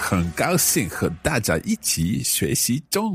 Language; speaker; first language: Chinese; non-native, learner; English